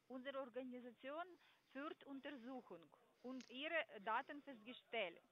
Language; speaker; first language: German; non-native, learner; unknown